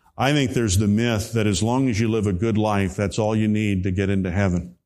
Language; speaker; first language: English; native; English